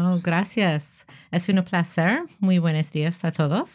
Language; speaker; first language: Spanish; non-native, learner; English